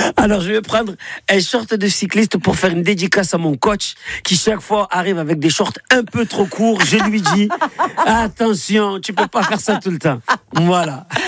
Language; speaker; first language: French; native; French